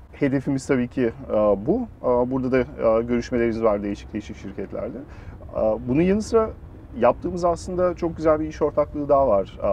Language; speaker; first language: Turkish; early bilingual, heritage; Turkish